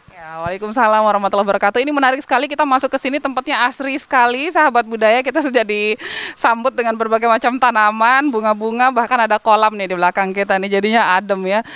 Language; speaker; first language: Indonesian; native; Indonesian